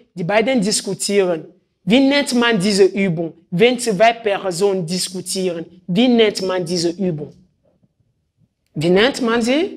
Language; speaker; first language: German; non-native, fluent; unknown